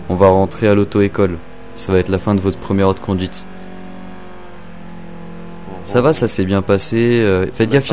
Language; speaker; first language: French; native; French